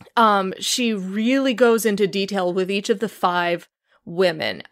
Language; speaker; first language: English; native; English